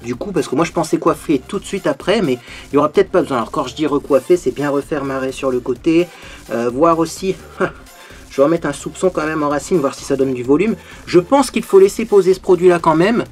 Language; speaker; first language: French; native; French